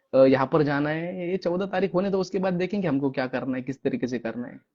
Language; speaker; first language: Hindi; non-native, local second language; Marathi